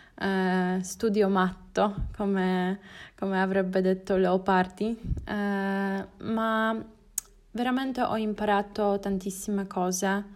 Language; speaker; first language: Italian; non-native, learner; Polish